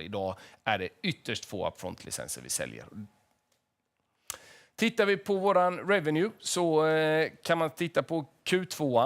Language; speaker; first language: Swedish; native; Swedish